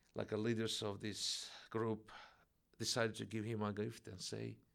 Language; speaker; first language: English; non-native, fluent; Russian